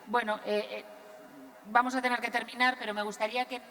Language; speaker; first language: Spanish; non-native, local second language; Galician